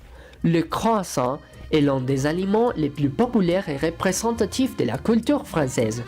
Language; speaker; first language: French; non-native, learner; Spanish